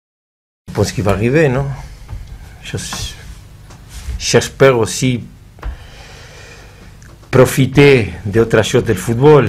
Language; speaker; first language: French; non-native, learner; Spanish